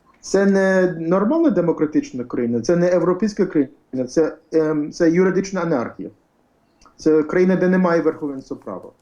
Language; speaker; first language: Ukrainian; early bilingual, heritage; Ukrainian